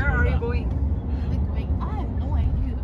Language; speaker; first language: English; non-native, fluent; Korean